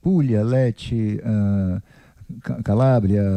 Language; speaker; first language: Italian; non-native, learner; Portuguese